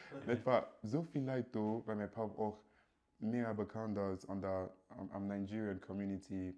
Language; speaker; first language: German; early bilingual, other home language; Yoruba